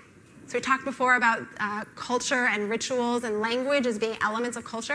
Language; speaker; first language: English; native; English